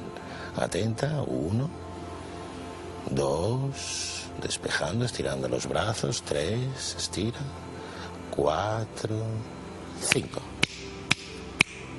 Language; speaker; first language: Spanish; native; Spanish